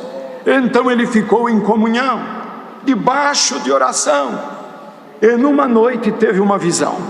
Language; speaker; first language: Portuguese; native; Portuguese